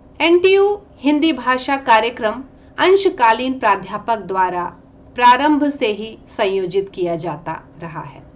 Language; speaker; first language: Hindi; native; Hindi